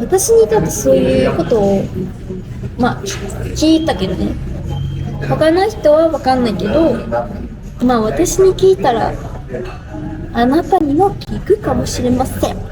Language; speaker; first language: Japanese; non-native, fluent; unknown